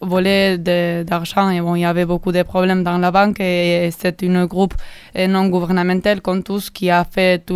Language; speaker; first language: French; non-native, learner; Basque